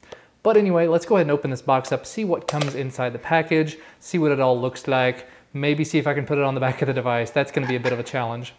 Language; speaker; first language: English; native; English